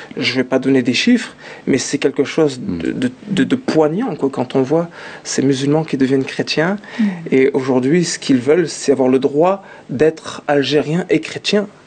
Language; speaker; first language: French; early bilingual, other home language; Arabic